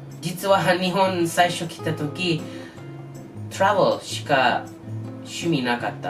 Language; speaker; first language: Japanese; non-native, learner; English